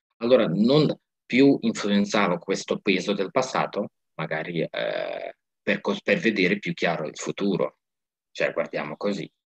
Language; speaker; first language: Italian; non-native, fluent; Ukrainian